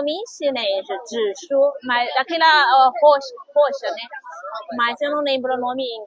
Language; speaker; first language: Portuguese; non-native, fluent; Chinese